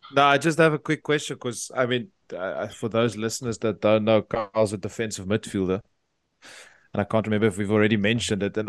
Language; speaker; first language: English; non-native, local second language; Afrikaans